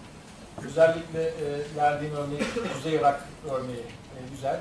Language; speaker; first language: Turkish; native; Turkish